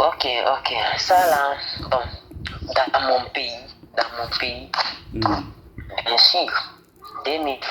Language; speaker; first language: French; non-native, fluent; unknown